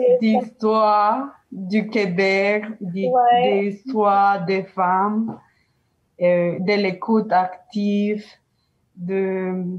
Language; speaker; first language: French; non-native, learner; Spanish